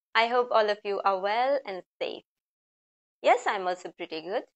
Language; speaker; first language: English; non-native, local second language; Bangla